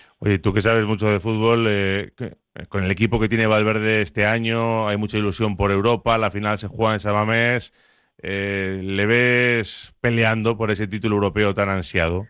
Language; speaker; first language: Spanish; native; Spanish